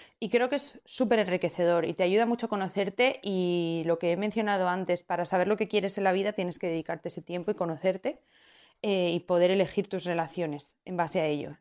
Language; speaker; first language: Spanish; native; Spanish